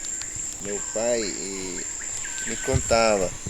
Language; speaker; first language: Portuguese; non-native, local second language; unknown